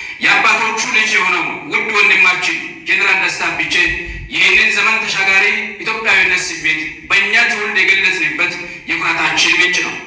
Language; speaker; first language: Amharic; non-native, local second language; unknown